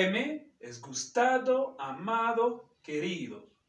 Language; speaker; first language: Spanish; non-native, fluent; French